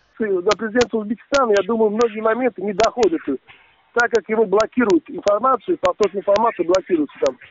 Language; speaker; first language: Russian; non-native, local second language; Uzbek